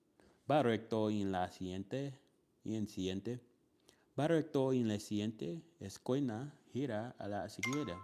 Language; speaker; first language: Spanish; non-native, learner; English